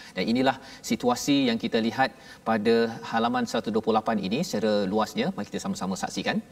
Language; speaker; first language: Malay; native; Malay